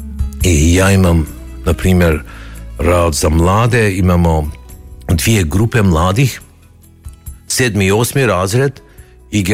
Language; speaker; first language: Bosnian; early bilingual, heritage; Croatian